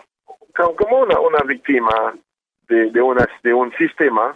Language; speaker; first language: Spanish; non-native, learner; Haitian Creole